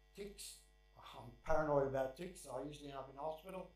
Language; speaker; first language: English; native; English